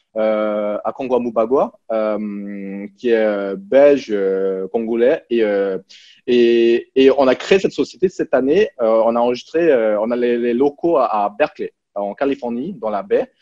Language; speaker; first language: French; early bilingual, other home language; Cantonese